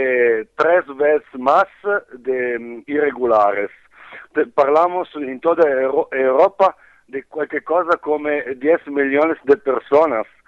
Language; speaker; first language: Spanish; non-native, learner; Italian